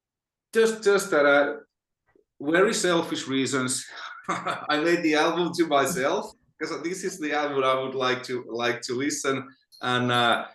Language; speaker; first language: English; non-native, fluent; Finnish